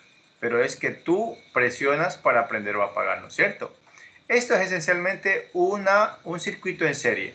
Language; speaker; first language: Spanish; native; Spanish